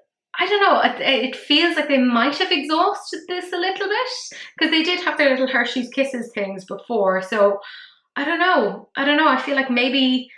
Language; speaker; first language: English; native; English